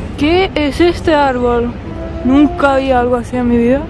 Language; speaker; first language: Spanish; non-native, fluent; Estonian